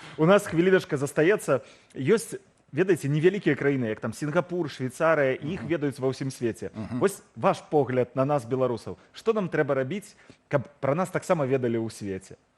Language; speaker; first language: Belarusian; native; Belarusian